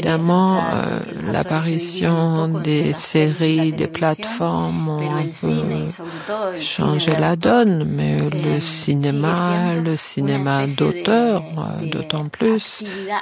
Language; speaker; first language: French; non-native, fluent; Spanish